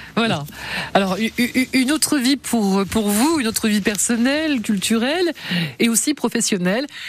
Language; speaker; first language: French; native; French